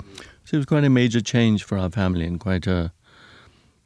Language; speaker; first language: English; non-native, local second language; Punjabi